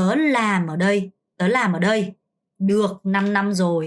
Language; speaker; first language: Vietnamese; non-native, fluent; Korean